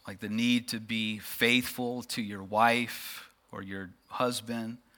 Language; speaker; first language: English; native; English